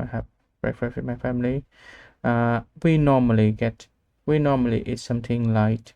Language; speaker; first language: English; non-native, learner; Vietnamese